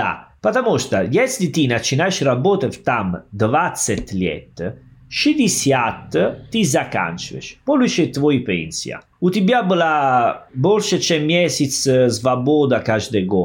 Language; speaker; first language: Russian; non-native, fluent; Italian